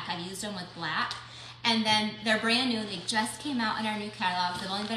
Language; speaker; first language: English; native; English